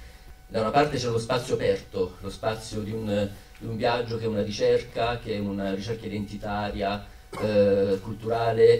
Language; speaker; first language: Italian; native; Italian